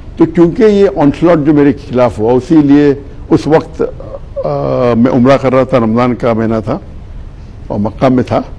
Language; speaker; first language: Urdu; non-native, local second language; Konkani